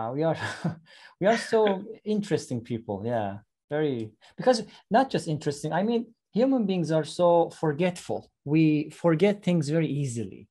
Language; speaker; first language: English; non-native, fluent; Persian